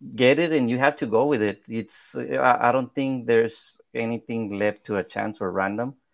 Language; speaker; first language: English; early bilingual, other home language; Spanish